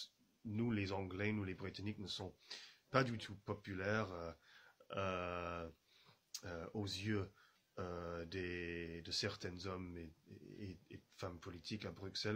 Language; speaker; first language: French; non-native, fluent; English